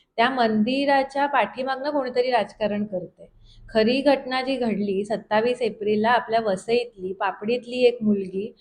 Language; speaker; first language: Marathi; native; Marathi